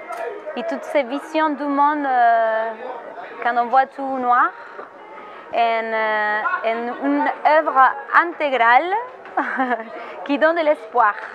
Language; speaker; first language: French; non-native, fluent; Spanish